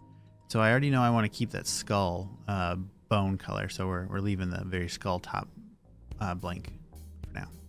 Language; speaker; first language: English; native; English